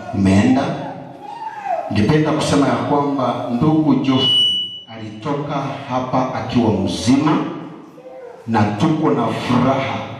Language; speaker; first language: Swahili; non-native, local second language; Gusii